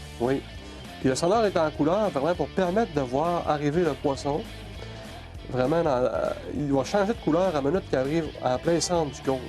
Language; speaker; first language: French; native; French